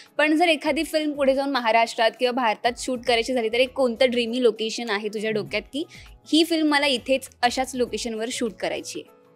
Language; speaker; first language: Marathi; native; Marathi